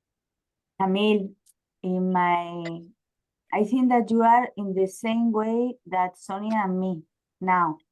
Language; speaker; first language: English; non-native, learner; Spanish